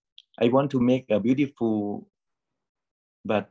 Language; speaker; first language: English; non-native, learner; Thai